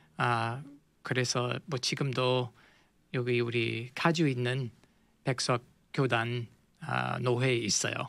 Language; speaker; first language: Korean; non-native, fluent; English